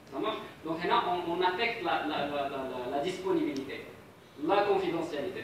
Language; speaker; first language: French; non-native, local second language; Arabic